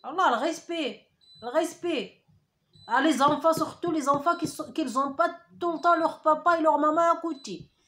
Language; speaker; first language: French; non-native, learner; Arabic